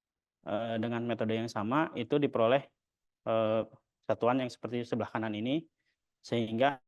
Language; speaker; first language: Indonesian; native; Indonesian